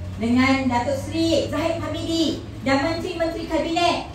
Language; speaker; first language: Malay; native; Malay